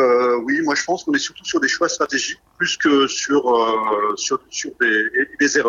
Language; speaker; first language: French; native; French